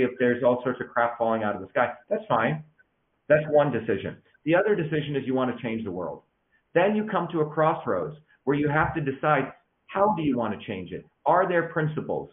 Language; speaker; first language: English; early bilingual, other home language; Tamil